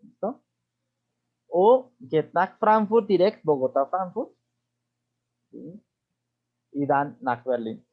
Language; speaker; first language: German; non-native, fluent; Spanish